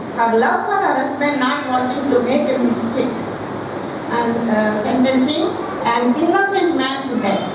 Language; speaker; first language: English; non-native, local second language; Telugu